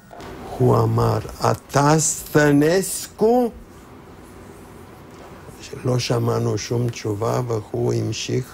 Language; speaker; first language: Hebrew; non-native, fluent; Romanian